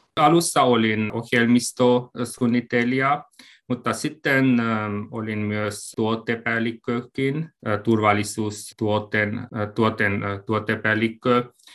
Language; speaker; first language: Finnish; non-native, fluent; Hungarian